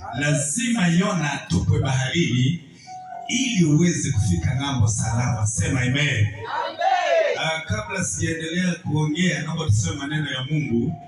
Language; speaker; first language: Swahili; native; Swahili